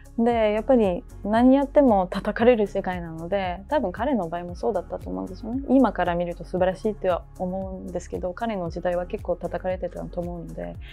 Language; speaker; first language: Japanese; early bilingual, heritage; Japanese